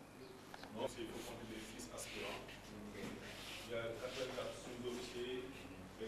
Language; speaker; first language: French; non-native, local second language; Wolof